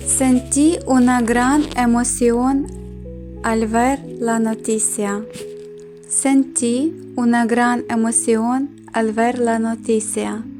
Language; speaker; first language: Spanish; non-native, fluent; Ukrainian